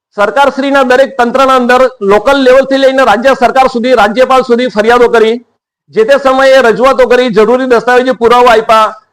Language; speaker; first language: Gujarati; native; Gujarati